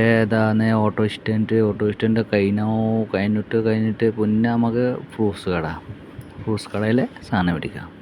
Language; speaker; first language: Malayalam; non-native, learner; Hindi